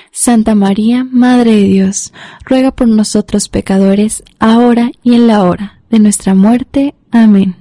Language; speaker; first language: Spanish; native; Spanish